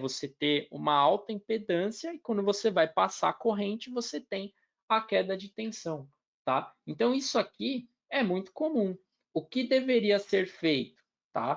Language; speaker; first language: Portuguese; native; Portuguese